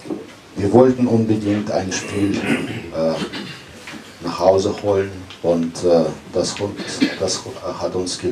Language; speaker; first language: German; non-native, fluent; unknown